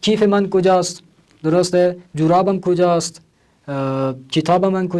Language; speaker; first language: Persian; non-native, fluent; Urdu